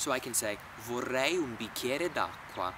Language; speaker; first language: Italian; non-native, fluent; English